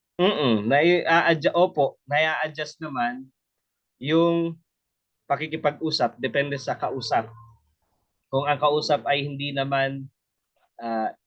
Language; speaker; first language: Filipino; non-native, local second language; Bikol